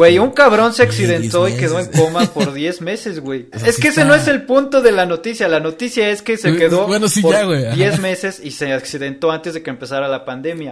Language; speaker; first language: Spanish; native; Spanish